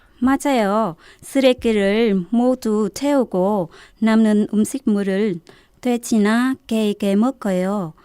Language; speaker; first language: Korean; non-native, fluent; Vietnamese